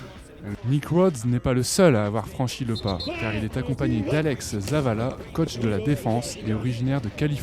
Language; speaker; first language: French; native; French